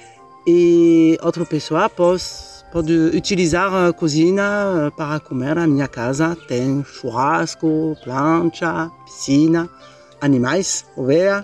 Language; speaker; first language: Portuguese; non-native, learner; French